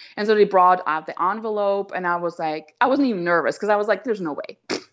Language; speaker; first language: English; non-native, fluent; German